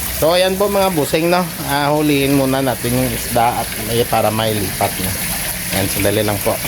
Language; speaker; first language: Filipino; non-native, local second language; Hiligaynon